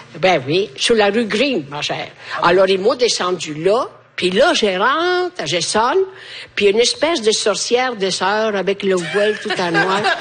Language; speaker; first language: French; non-native, fluent; Italian